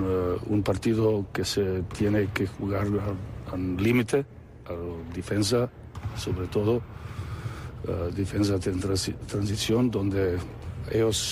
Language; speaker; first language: Spanish; non-native, fluent; Serbian